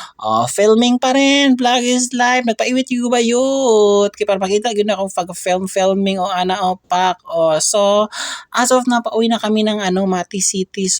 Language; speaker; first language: Filipino; non-native, local second language; Cebuano